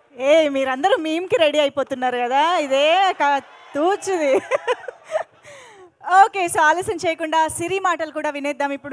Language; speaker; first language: Telugu; native; Telugu